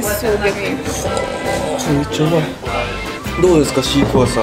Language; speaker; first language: Japanese; native; Japanese